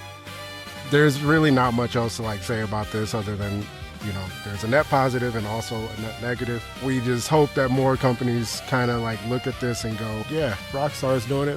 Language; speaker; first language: English; native; English